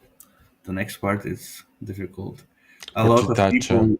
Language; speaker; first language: English; non-native, fluent; Polish